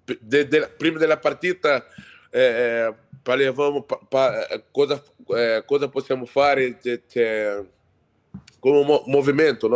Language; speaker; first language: Italian; non-native, fluent; Portuguese